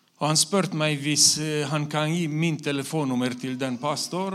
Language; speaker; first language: Norwegian; non-native, fluent; Romanian